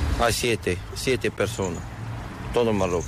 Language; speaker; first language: Spanish; non-native, learner; Arabic